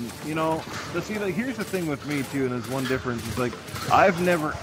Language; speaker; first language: English; native; English